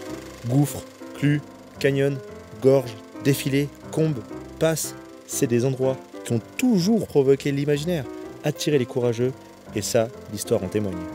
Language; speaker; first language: French; native; French